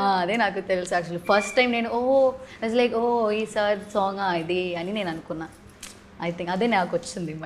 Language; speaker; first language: Telugu; non-native, learner; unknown